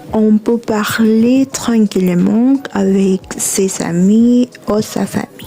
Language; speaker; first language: French; non-native, learner; Spanish